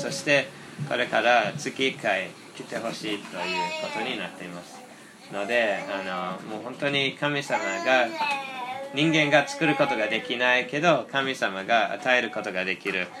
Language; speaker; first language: Japanese; non-native, fluent; English